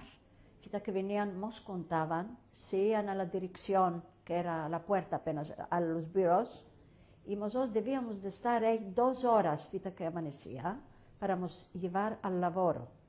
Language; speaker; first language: Spanish; early bilingual, heritage; Ladino